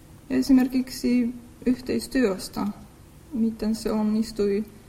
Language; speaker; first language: Finnish; non-native, fluent; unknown